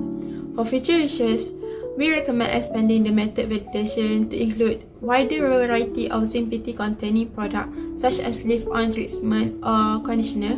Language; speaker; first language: English; non-native, local second language; Malay